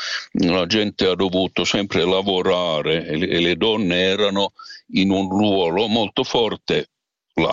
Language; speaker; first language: Italian; non-native, fluent; Finnish